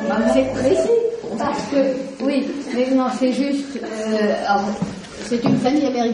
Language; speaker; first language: French; native; French